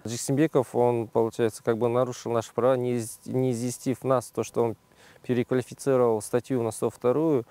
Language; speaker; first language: Russian; non-native, local second language; Kazakh